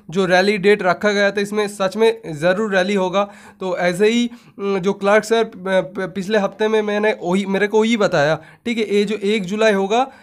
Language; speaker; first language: Hindi; non-native, local second language; Bangla